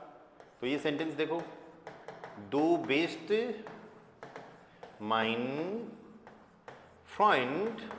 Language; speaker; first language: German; non-native, fluent; Hindi